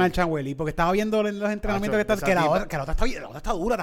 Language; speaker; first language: Spanish; native; Spanish